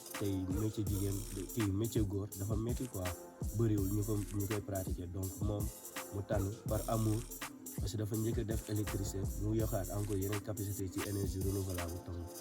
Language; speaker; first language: Wolof; non-native, local second language; Jola-Fonyi